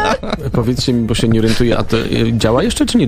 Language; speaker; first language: Polish; native; Polish